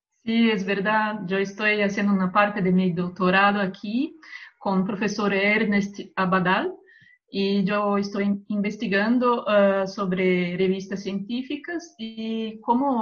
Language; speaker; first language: Spanish; non-native, fluent; Portuguese